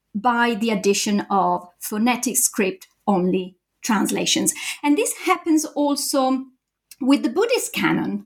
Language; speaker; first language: English; non-native, fluent; Italian